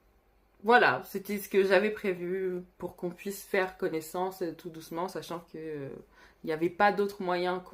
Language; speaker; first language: French; native; French